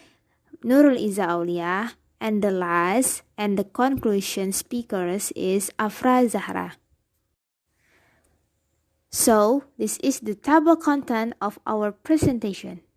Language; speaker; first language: English; non-native, learner; Indonesian